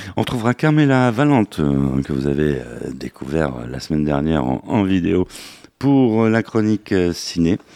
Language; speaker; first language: French; native; French